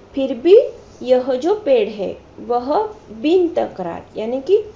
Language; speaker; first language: Hindi; non-native, local second language; Marathi